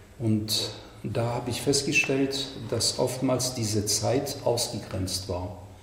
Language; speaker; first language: German; non-native, fluent; French